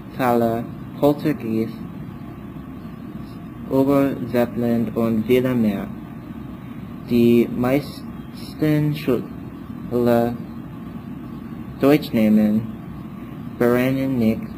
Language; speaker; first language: German; non-native, learner; English